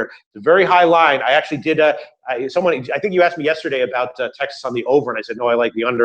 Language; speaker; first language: English; native; English